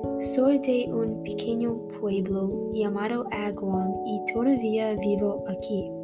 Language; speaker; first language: Spanish; non-native, learner; English